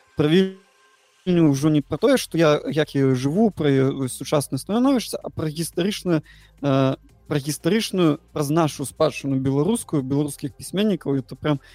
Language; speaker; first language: Belarusian; non-native, local second language; Russian